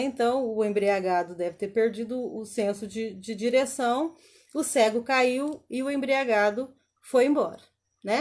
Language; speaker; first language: Portuguese; native; Portuguese